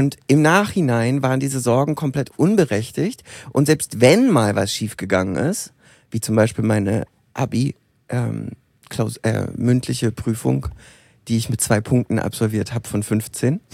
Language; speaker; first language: German; native; German